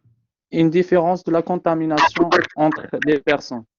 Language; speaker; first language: French; non-native, local second language; Arabic